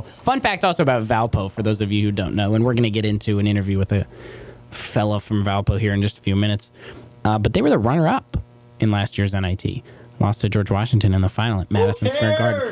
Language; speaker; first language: English; native; English